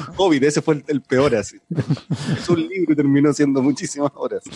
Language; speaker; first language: Spanish; native; Spanish